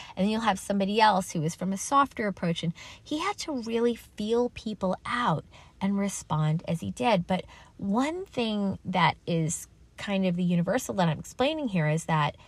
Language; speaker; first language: English; native; English